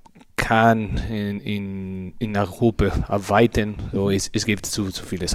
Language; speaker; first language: German; non-native, learner; Spanish